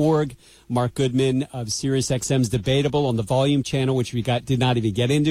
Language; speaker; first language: English; native; English